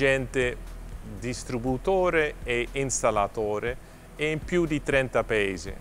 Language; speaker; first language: Italian; non-native, fluent; Dutch